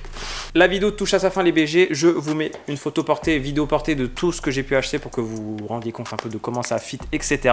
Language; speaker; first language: French; native; French